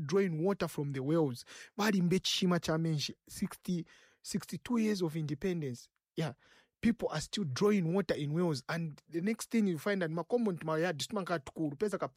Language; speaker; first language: English; non-native, local second language; Bemba